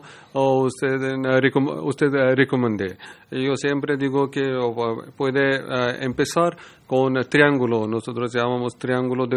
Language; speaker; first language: Spanish; non-native, learner; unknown